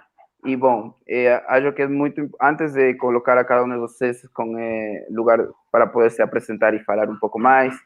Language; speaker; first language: Portuguese; non-native, fluent; Spanish